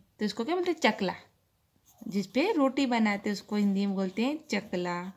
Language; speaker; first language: Hindi; non-native, local second language; Gujarati